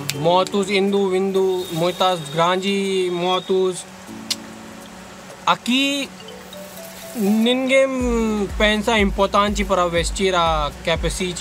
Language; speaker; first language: Portuguese; non-native, learner; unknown